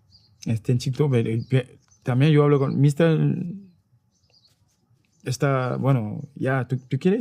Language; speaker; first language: Spanish; non-native, learner; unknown